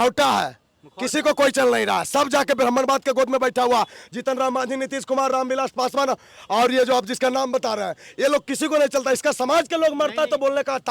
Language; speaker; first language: Hindi; native; Hindi